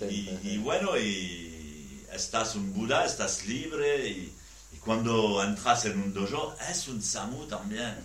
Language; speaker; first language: Spanish; non-native, learner; French